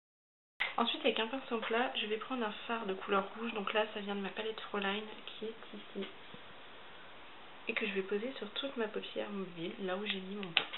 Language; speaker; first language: French; native; French